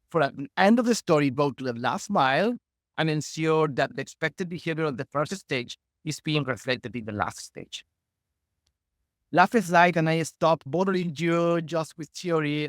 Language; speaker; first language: English; non-native, fluent; Spanish